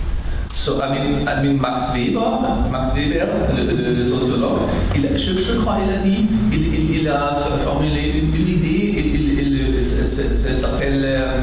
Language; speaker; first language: French; non-native, learner; German